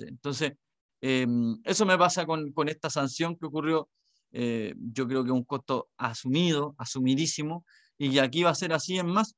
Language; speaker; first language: Spanish; native; Spanish